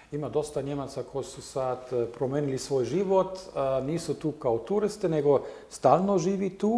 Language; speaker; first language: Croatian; non-native, learner; German